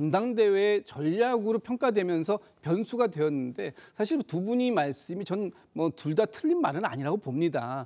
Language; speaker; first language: Korean; native; Korean